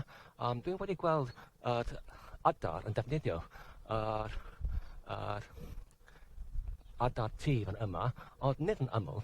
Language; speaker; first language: Welsh; non-native, learner; English